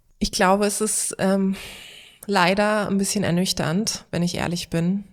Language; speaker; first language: German; early bilingual, other home language; Turkish